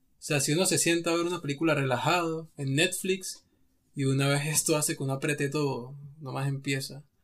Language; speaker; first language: Spanish; native; Spanish